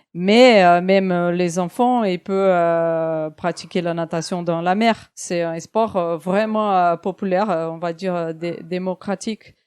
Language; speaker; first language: French; non-native, fluent; Portuguese